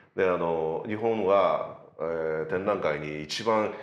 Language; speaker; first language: Japanese; native; Japanese